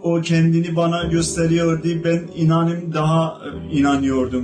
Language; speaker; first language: Turkish; non-native, local second language; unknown